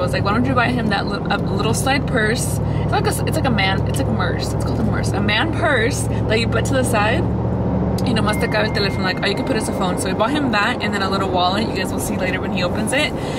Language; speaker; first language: English; early bilingual, other home language; Spanish